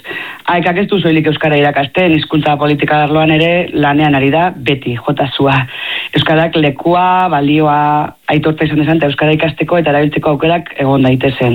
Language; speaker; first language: Basque; native; Basque